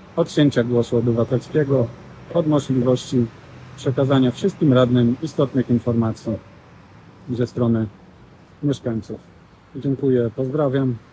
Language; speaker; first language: Polish; native; Polish